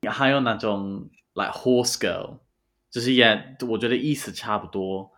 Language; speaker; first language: Chinese; non-native, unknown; English